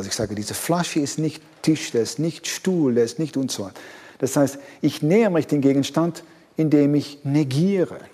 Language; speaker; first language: German; non-native, fluent; Dutch